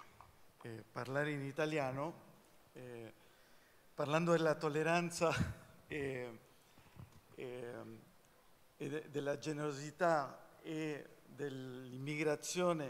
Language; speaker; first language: Italian; non-native, fluent; Spanish